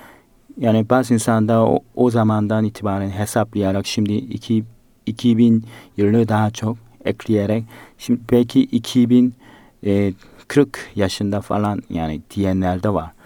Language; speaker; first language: Turkish; non-native, fluent; Korean